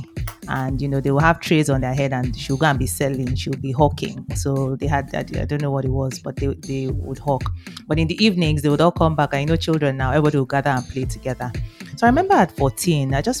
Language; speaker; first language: English; non-native, local second language; Yoruba